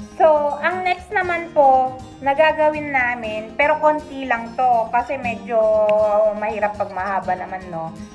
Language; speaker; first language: Filipino; native; Filipino